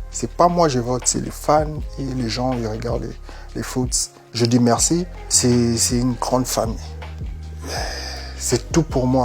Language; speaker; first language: French; non-native, local second language; Lingala